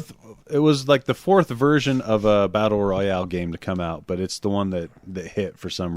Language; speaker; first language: English; native; English